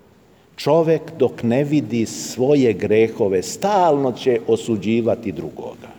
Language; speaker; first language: Serbian; native; Serbian